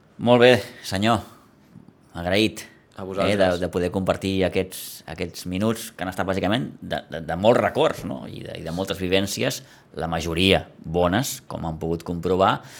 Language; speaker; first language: Catalan; native; Catalan